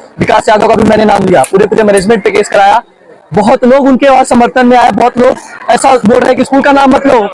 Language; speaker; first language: Hindi; native; Hindi